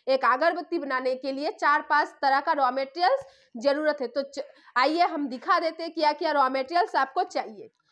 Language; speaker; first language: Hindi; non-native, local second language; Bangla